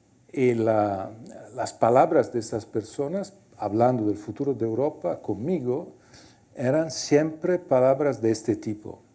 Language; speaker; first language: Spanish; non-native, fluent; Italian